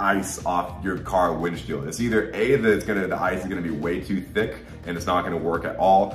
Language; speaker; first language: English; native; English